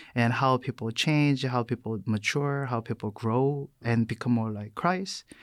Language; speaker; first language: English; non-native, fluent; Korean